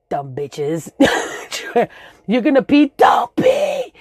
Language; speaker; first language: English; early bilingual, other home language; Spanish